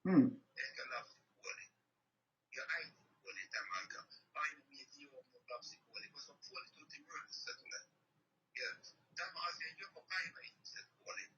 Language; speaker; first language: Finnish; non-native, learner; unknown